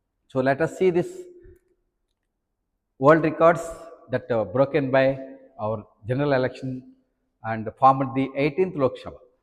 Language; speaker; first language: English; non-native, local second language; Telugu